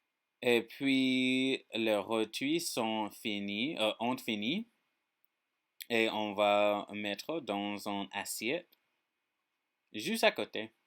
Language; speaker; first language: French; non-native, learner; English